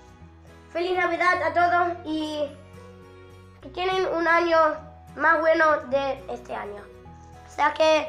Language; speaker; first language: Spanish; early bilingual, heritage; Spanish